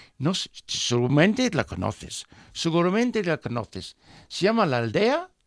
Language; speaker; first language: Spanish; non-native, fluent; English